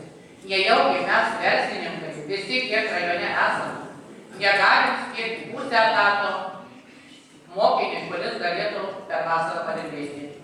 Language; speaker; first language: Lithuanian; native; Lithuanian